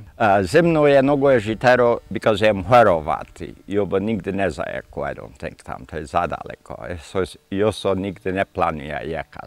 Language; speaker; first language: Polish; early bilingual, heritage; Polish